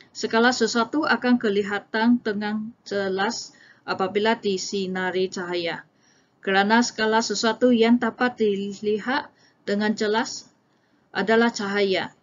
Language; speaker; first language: Malay; non-native, local second language; Chinese